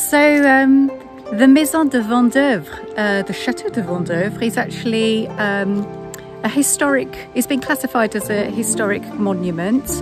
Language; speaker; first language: English; native; English